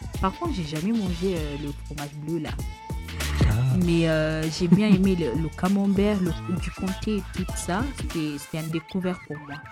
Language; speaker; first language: French; non-native, fluent; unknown